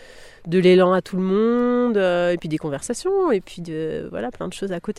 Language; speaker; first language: French; native; French